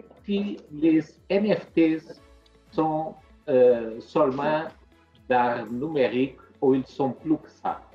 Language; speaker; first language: French; non-native, fluent; Portuguese